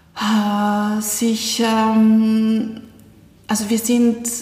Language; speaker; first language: German; native; German